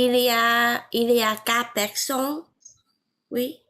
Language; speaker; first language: French; non-native, learner; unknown